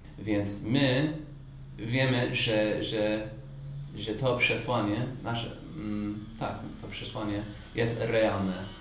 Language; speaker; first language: Polish; non-native, fluent; English